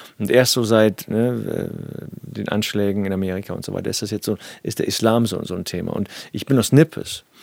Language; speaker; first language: German; native; German